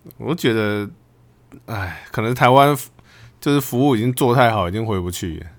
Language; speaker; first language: Chinese; native; Chinese